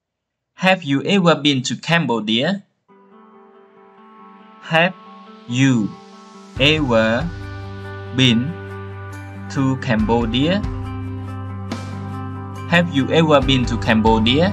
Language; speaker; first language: English; non-native, learner; Khmer